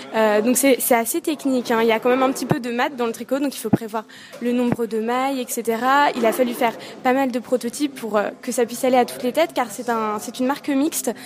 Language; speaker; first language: French; native; French